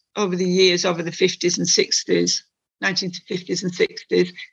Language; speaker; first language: English; native; English